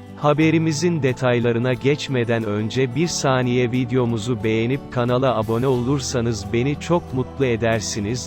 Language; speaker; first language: Turkish; native; Turkish